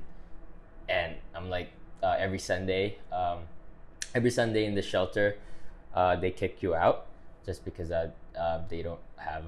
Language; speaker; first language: English; non-native, local second language; Filipino